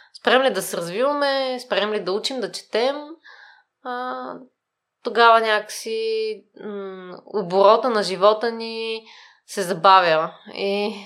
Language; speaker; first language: Bulgarian; native; Bulgarian